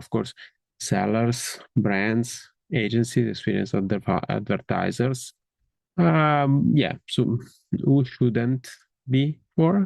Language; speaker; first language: English; non-native, fluent; Italian